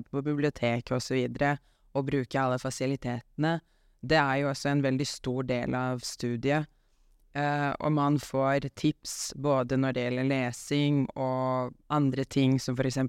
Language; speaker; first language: Norwegian; non-native, fluent; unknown